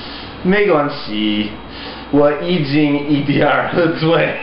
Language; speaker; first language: Chinese; non-native, learner; English